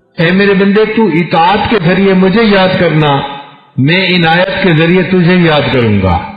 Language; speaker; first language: Urdu; non-native, local second language; Punjabi